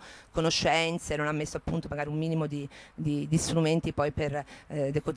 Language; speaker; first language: Italian; native; Italian